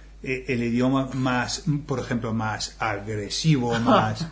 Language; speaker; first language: Spanish; non-native, fluent; English